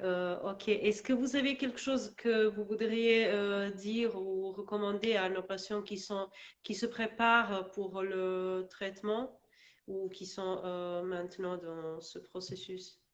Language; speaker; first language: French; non-native, learner; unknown